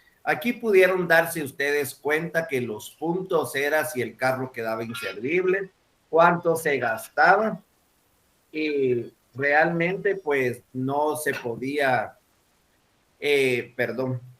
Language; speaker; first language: Spanish; native; Spanish